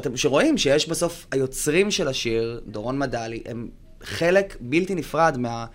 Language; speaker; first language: Hebrew; native; Hebrew